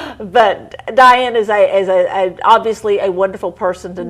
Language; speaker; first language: English; native; English